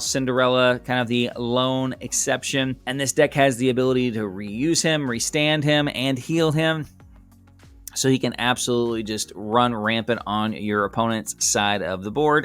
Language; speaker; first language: English; native; English